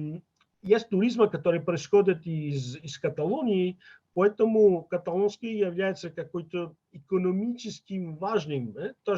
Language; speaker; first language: Russian; non-native, fluent; Catalan